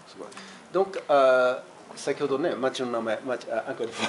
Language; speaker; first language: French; non-native, fluent; Japanese